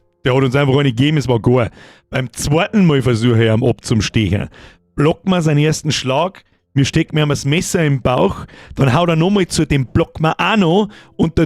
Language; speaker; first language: German; native; German